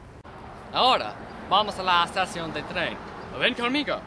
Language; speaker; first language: Spanish; non-native, learner; English